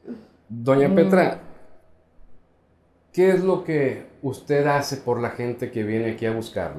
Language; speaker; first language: Spanish; native; Spanish